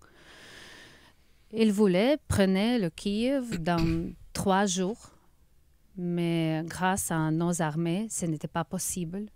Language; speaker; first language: French; non-native, learner; Ukrainian